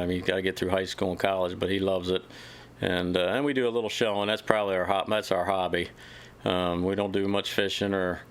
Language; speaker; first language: English; native; English